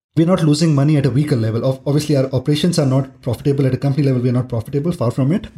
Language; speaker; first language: English; non-native, local second language; Hindi